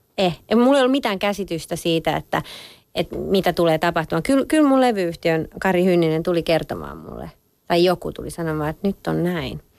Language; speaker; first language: Finnish; early bilingual, other home language; French